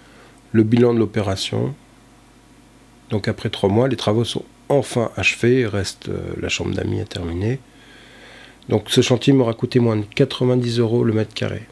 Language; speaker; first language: French; native; French